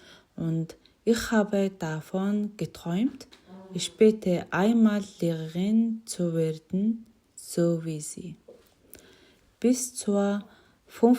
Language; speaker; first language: German; non-native, learner; Mongolian